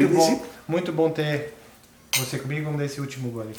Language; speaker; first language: Portuguese; native; Portuguese